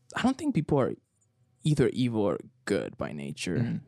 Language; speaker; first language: English; non-native, fluent; Spanish